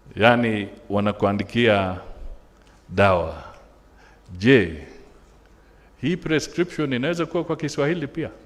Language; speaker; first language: Swahili; non-native, local second language; Luyia